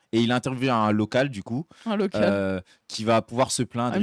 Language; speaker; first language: French; native; French